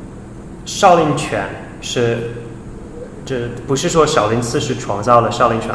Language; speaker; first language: Chinese; non-native, fluent; English